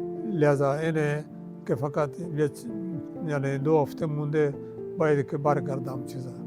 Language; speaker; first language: Persian; non-native, fluent; Urdu